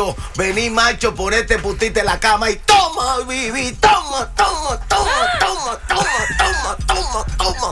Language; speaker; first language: Spanish; native; Spanish